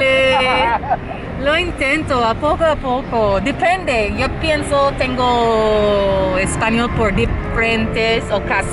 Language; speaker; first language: Spanish; non-native, learner; English